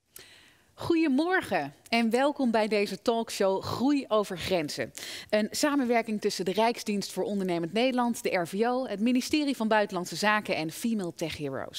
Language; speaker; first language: Dutch; native; Dutch